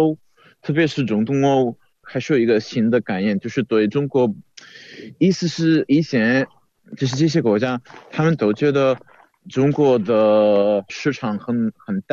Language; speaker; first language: Chinese; non-native, fluent; Czech